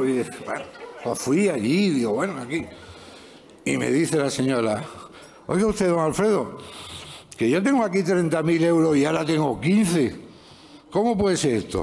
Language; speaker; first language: Spanish; native; Spanish